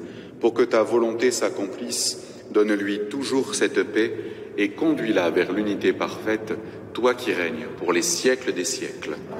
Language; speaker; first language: French; native; French